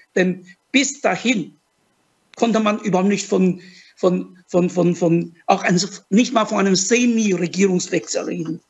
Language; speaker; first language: German; non-native, fluent; Chinese